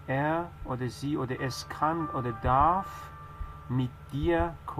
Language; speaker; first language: German; non-native, fluent; Persian